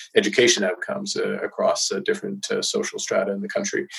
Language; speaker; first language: English; native; English